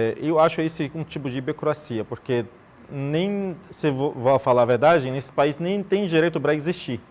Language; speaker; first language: Portuguese; non-native, fluent; Arabic